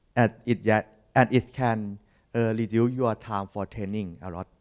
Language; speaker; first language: English; non-native, learner; Thai